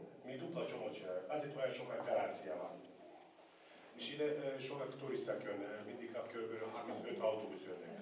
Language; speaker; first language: Hungarian; non-native, learner; Turkish